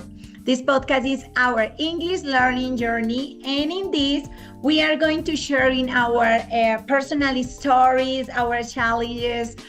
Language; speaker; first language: English; non-native, fluent; Spanish